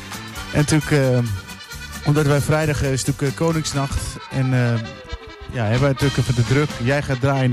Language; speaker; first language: Dutch; native; Dutch